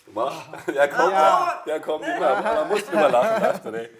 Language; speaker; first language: German; native; German